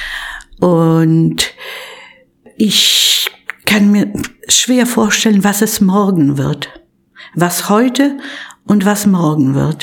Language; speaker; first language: German; non-native, fluent; Polish